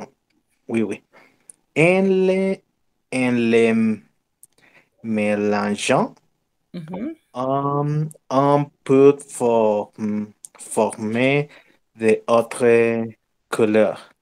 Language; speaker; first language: French; non-native, learner; Spanish